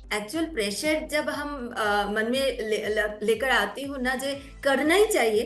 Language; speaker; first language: Hindi; non-native, local second language; Bangla